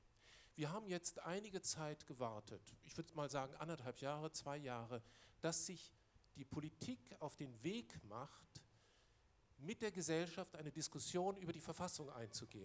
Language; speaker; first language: German; non-native, local second language; Luxembourgish